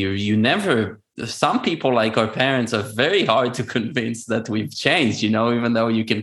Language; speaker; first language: English; non-native, fluent; Hebrew